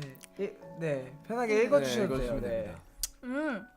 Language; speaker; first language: Korean; native; Korean